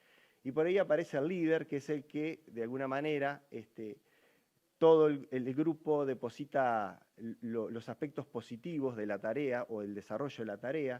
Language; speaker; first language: Spanish; native; Spanish